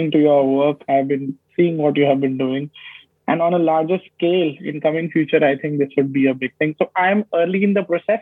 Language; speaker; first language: English; non-native, local second language; Hindi